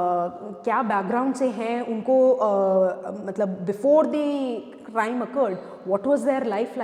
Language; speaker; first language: English; non-native, local second language; Hindi